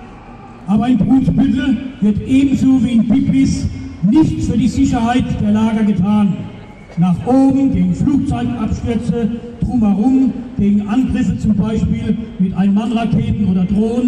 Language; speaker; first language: German; native; German